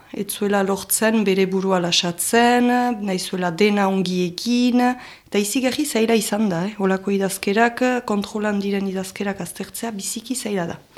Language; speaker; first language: Basque; native; Basque